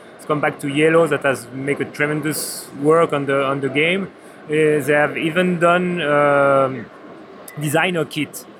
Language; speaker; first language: English; non-native, fluent; French